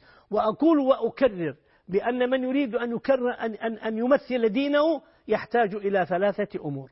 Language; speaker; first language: Arabic; native; Arabic